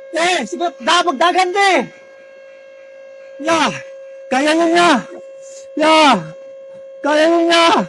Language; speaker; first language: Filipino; non-native, local second language; Cebuano